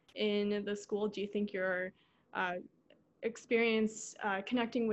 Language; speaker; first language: English; early bilingual, other home language; Korean